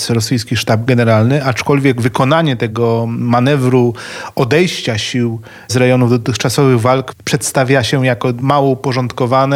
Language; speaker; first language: Polish; native; Polish